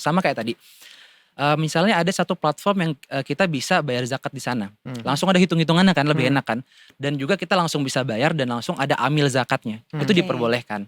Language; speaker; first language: Indonesian; native; Indonesian